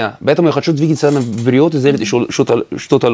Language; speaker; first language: Russian; non-native, learner; Arabic